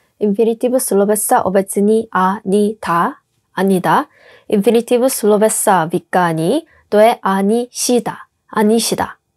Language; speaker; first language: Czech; non-native, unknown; Korean